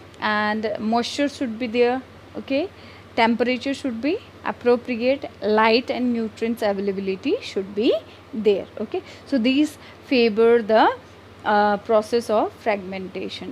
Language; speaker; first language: English; non-native, local second language; Hindi